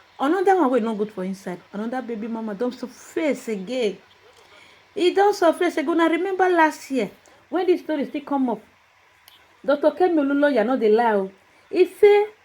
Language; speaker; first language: Nigerian Pidgin; non-native, local second language; Igbo